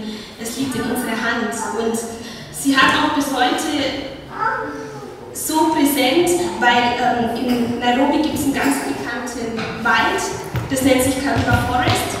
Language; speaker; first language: German; non-native, fluent; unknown